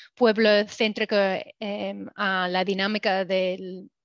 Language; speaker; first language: Spanish; non-native, fluent; English